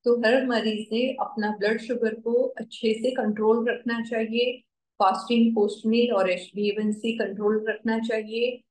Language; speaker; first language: Hindi; non-native, local second language; Marathi